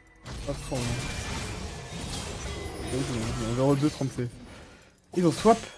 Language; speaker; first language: French; native; French